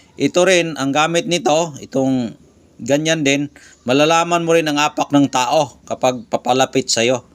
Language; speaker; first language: Filipino; non-native, local second language; Cebuano